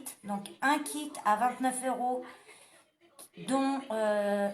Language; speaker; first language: French; native; French